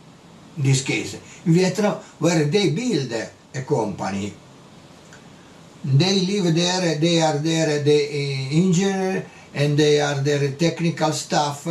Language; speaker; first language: English; non-native, learner; Italian